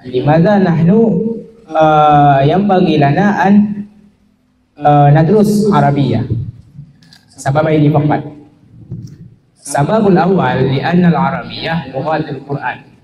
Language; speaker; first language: Arabic; non-native, learner; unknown